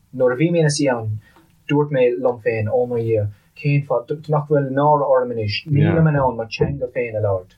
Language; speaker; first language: Irish; non-native, local second language; English